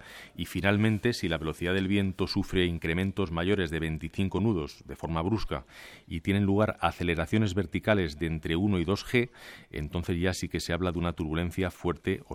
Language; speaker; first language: Spanish; native; Spanish